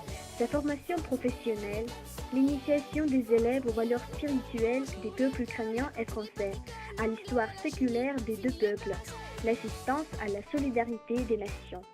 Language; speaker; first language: French; non-native, fluent; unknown